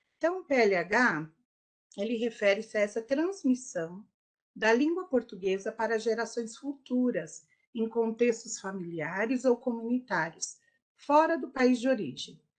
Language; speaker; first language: Portuguese; native; Portuguese